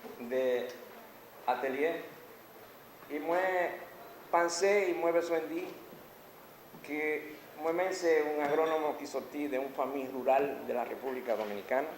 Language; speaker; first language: Haitian Creole; non-native, learner; Spanish